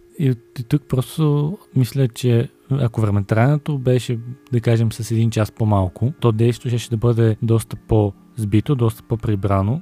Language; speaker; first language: Bulgarian; native; Bulgarian